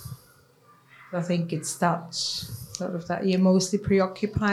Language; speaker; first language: English; non-native, fluent; Swiss German